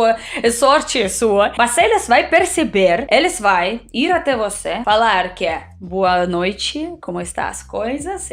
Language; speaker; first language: Portuguese; non-native, fluent; Russian